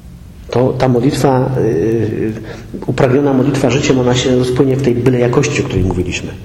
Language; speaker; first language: Polish; native; Polish